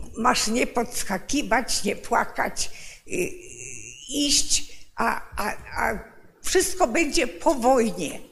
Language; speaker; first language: Polish; native; Polish